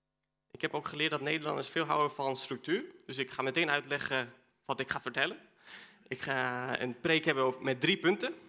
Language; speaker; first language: Dutch; non-native, fluent; Spanish